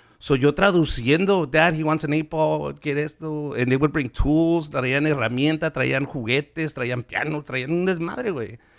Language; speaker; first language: Spanish; native; Spanish